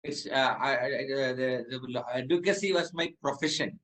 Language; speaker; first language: English; non-native, local second language; Malayalam